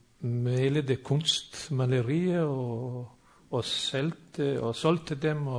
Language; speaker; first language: Danish; non-native, fluent; Bosnian